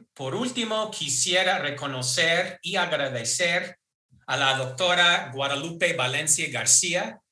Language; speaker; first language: Spanish; non-native, fluent; English